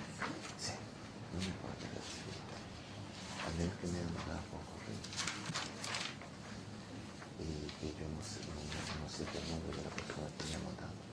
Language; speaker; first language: Spanish; non-native, fluent; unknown